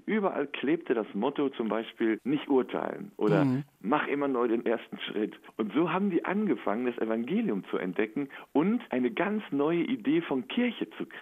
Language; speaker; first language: German; native; German